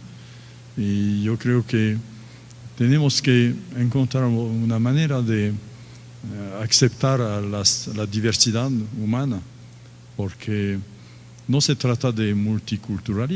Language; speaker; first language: Spanish; non-native, fluent; French